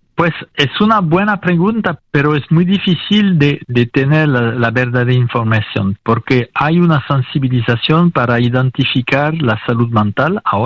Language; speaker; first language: Spanish; non-native, fluent; French